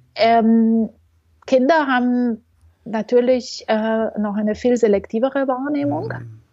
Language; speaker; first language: German; non-native, fluent; Romanian